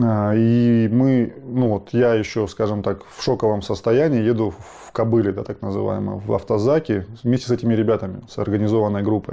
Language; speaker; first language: Russian; native; Russian